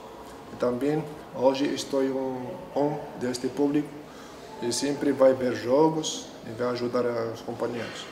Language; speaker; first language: Portuguese; non-native, learner; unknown